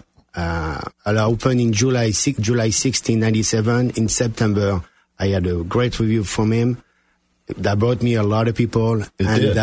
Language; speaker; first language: English; non-native, fluent; French